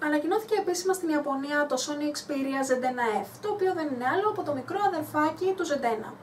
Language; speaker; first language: Greek; native; Greek